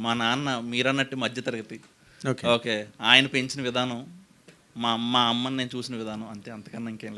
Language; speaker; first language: Telugu; native; Telugu